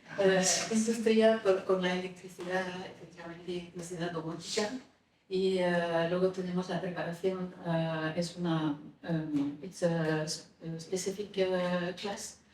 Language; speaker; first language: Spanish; non-native, learner; French